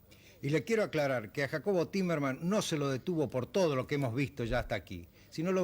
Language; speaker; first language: Spanish; native; Spanish